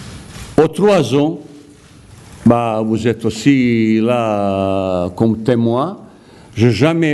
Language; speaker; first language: French; non-native, fluent; Bosnian